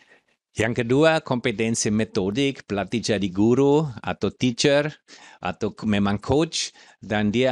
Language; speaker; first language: Indonesian; non-native, fluent; German